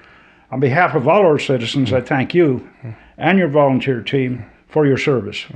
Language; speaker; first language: English; native; English